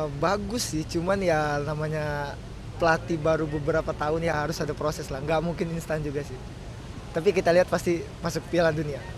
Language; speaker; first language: Indonesian; native; Indonesian